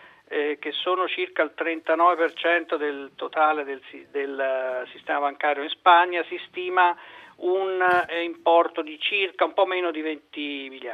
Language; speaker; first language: Italian; native; Italian